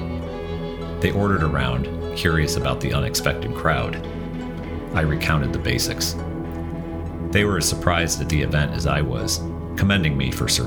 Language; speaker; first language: English; native; English